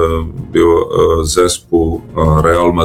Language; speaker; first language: Polish; non-native, learner; Serbian